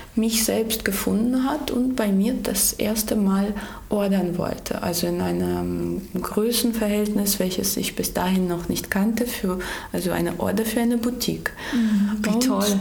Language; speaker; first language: German; early bilingual, other home language; Georgian